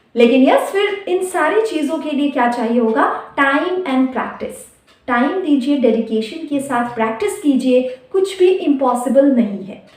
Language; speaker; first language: Hindi; non-native, local second language; Assamese